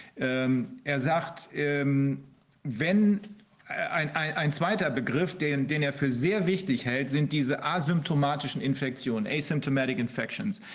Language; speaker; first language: German; native; German